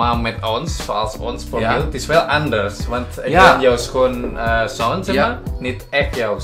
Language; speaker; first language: Dutch; non-native, learner; Indonesian